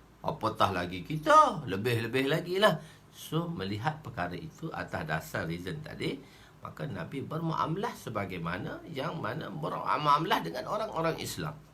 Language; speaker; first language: Malay; native; Malay